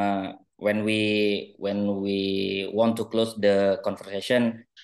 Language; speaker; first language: English; non-native, learner; Indonesian